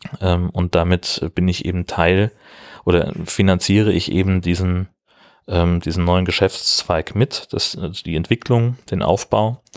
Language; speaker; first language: German; native; German